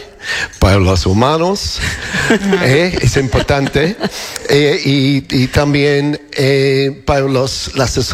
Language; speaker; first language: Spanish; non-native, learner; English